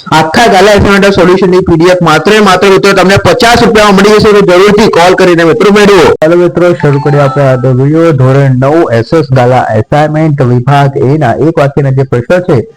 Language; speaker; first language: Gujarati; non-native, local second language; Marathi